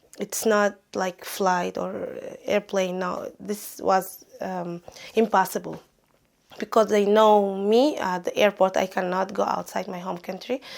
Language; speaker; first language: English; non-native, fluent; Arabic